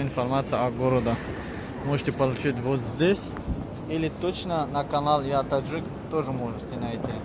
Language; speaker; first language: Russian; non-native, learner; Tajik